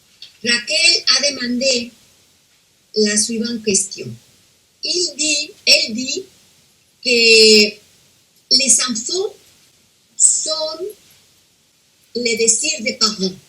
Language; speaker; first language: French; non-native, fluent; Spanish